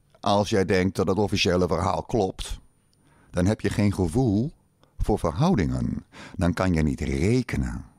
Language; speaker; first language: Dutch; native; Dutch